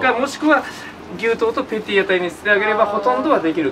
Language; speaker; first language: Japanese; native; Japanese